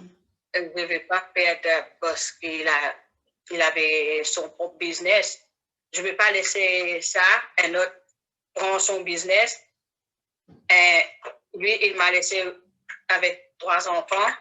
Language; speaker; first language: French; non-native, learner; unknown